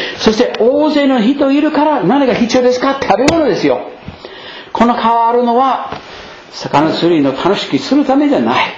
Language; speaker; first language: Japanese; non-native, fluent; English